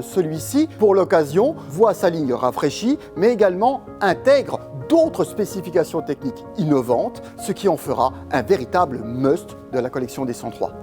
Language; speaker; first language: French; native; French